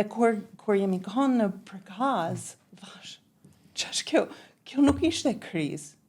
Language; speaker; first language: Albanian; non-native, learner; English